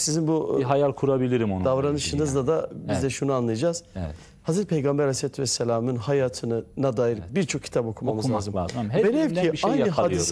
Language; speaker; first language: Turkish; native; Turkish